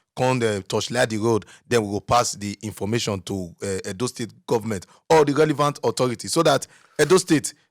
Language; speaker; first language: Nigerian Pidgin; native; Nigerian Pidgin